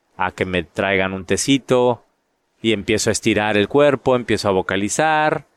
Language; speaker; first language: Spanish; native; Spanish